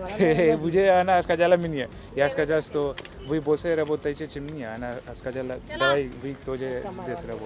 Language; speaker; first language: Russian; non-native, learner; Hindi